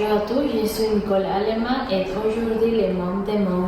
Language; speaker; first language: French; non-native, learner; Spanish